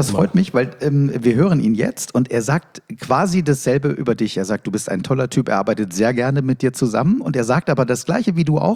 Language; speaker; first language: German; native; German